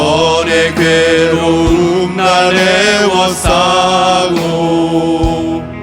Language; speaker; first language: Korean; native; Korean